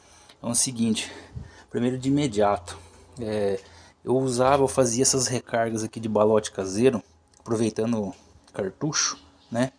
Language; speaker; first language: Portuguese; native; Portuguese